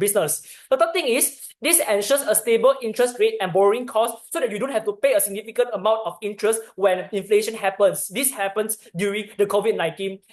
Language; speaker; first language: English; non-native, learner; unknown